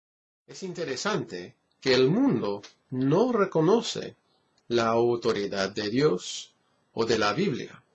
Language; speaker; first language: Spanish; non-native, fluent; English